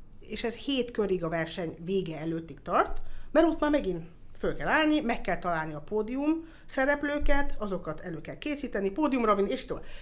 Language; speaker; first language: Hungarian; early bilingual, heritage; Hungarian